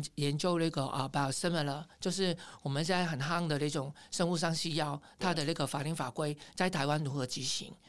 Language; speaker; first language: Chinese; non-native, local second language; Cantonese